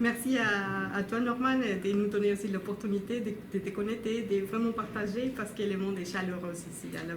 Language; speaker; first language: French; non-native, learner; Spanish